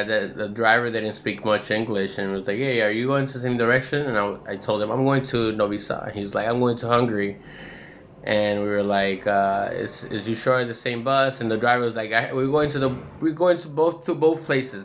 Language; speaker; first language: English; native; English